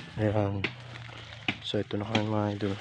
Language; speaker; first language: Filipino; non-native, local second language; Cebuano